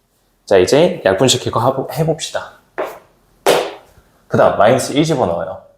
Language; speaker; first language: Korean; native; Korean